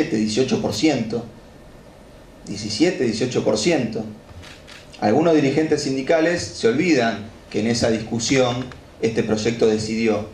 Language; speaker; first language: Spanish; native; Spanish